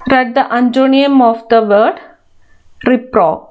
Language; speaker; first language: English; non-native, local second language; Malayalam